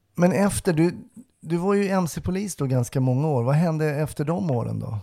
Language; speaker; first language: Swedish; native; Swedish